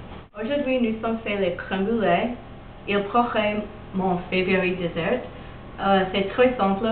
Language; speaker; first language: French; non-native, learner; English